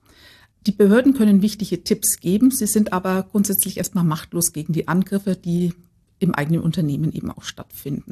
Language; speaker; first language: German; native; German